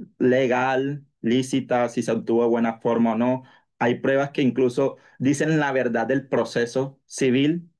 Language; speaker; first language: Spanish; native; Spanish